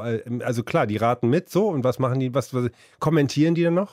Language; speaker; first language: German; native; German